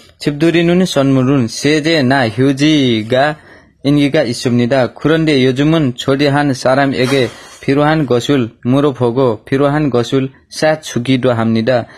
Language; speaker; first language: Korean; non-native, learner; Nepali